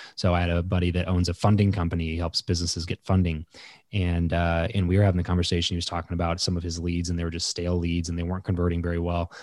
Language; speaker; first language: English; native; English